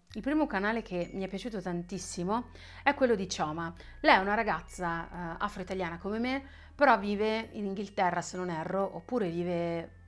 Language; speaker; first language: Italian; native; Italian